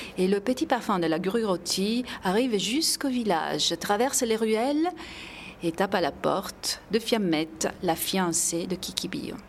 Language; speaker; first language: French; non-native, fluent; Italian